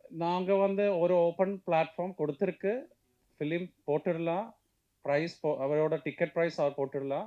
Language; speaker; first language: Tamil; non-native, local second language; Malayalam